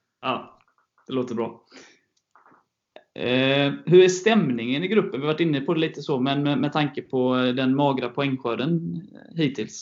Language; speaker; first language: Swedish; native; Swedish